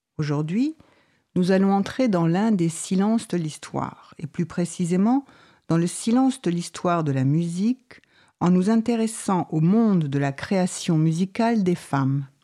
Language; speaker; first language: French; native; French